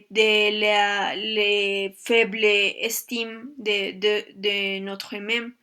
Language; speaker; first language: French; non-native, learner; Spanish